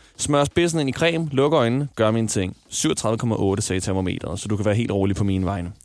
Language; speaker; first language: Danish; native; Danish